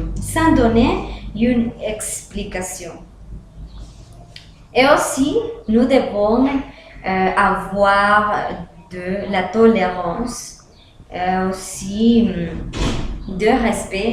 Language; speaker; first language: French; non-native, learner; Spanish